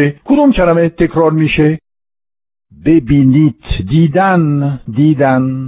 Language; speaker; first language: Persian; non-native, fluent; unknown